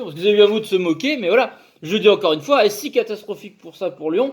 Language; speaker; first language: French; native; French